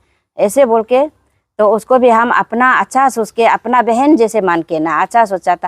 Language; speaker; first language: Hindi; non-native, local second language; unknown